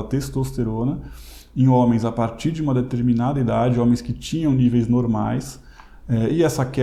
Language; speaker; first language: Portuguese; native; Portuguese